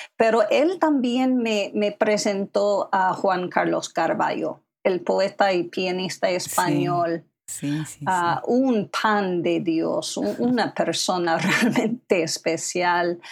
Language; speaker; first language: Spanish; non-native, fluent; English